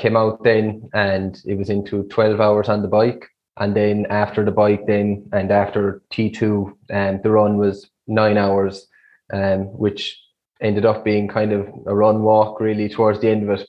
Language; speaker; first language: English; native; English